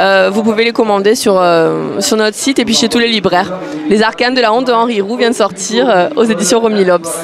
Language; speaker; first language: French; native; French